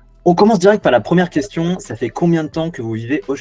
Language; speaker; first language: French; native; French